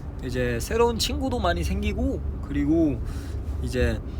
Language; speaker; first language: Korean; non-native, fluent; Chinese